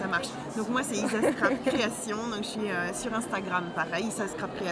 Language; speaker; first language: French; native; French